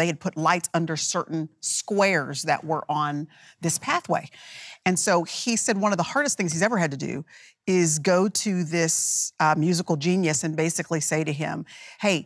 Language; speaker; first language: English; native; English